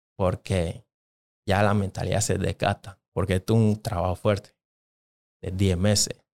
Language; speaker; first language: Spanish; non-native, local second language; Jamaican Creole English